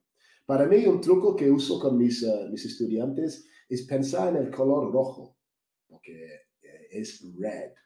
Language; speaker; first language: Spanish; non-native, fluent; English